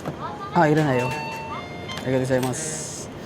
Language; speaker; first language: Japanese; non-native, learner; Filipino